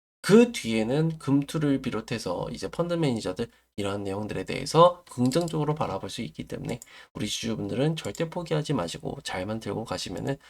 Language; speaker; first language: Korean; native; Korean